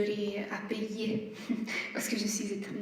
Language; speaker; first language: French; non-native, fluent; Italian